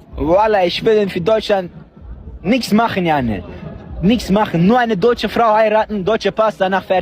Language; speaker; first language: German; non-native, learner; Kurdish